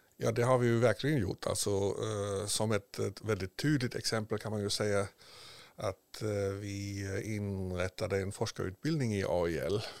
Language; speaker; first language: Swedish; native; Swedish